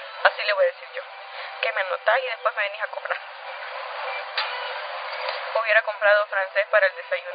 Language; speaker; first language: Spanish; native; Spanish